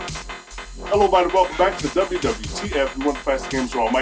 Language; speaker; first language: English; native; English